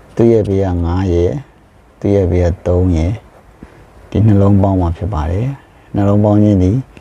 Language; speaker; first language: Burmese; non-native, local second language; Shan